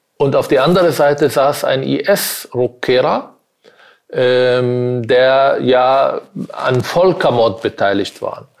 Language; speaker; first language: German; non-native, fluent; Arabic